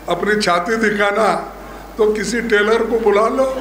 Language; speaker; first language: Hindi; non-native, local second language; Kannada